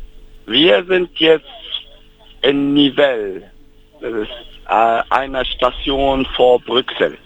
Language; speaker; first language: German; non-native, fluent; Arabic